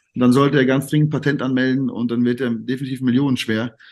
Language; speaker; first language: German; native; German